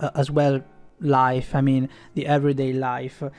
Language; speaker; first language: English; non-native, fluent; Italian